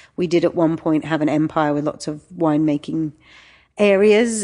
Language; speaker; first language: English; native; English